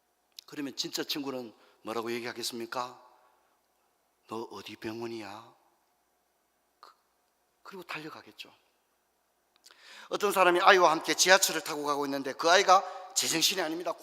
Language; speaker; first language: Korean; native; Korean